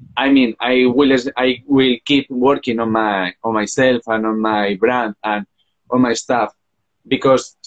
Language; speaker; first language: English; non-native, fluent; Spanish